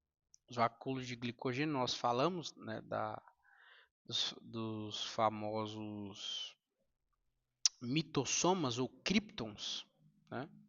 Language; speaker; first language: Portuguese; native; Portuguese